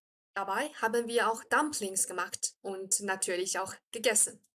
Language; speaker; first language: German; non-native, fluent; Chinese